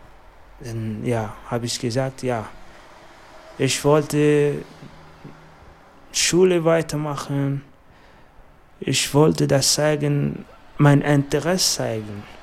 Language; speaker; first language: German; non-native, learner; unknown